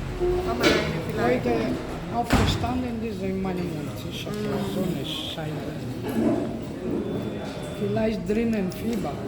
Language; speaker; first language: German; non-native, learner; Russian